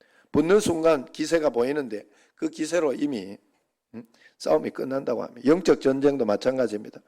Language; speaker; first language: Korean; native; Korean